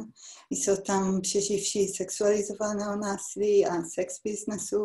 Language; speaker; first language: Czech; non-native, fluent; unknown